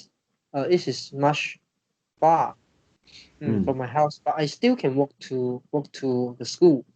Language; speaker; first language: English; non-native, learner; Chinese